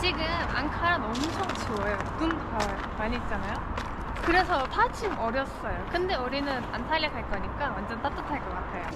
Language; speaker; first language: Korean; non-native, fluent; Turkish